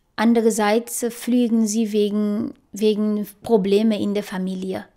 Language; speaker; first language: German; non-native, fluent; Fula